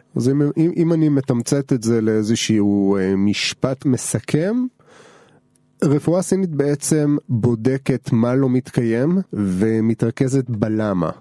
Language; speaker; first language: Hebrew; native; Hebrew